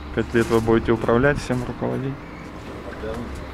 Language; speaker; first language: Russian; native; Russian